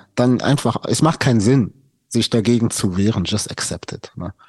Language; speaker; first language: German; native; German